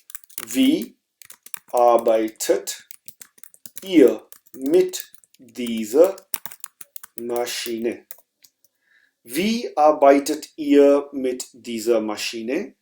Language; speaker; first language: German; non-native, fluent; Urdu